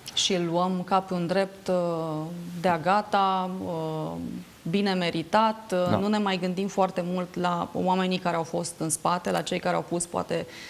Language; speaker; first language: Romanian; native; Romanian